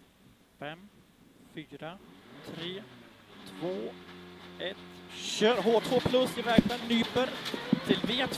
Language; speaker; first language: Swedish; native; Swedish